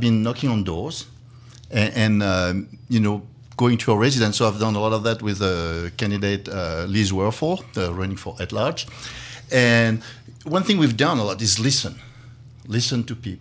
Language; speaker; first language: English; non-native, fluent; French